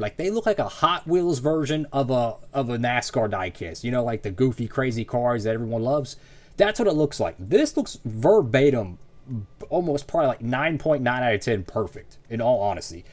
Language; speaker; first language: English; native; English